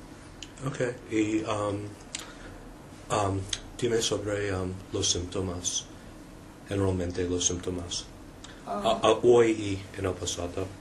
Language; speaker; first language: Spanish; non-native, learner; English